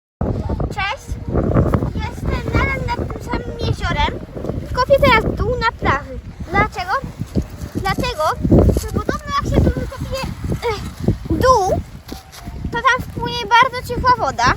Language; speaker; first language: Polish; early bilingual, heritage; Polish